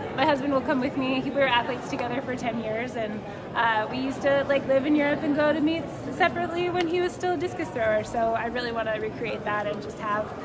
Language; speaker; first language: English; native; English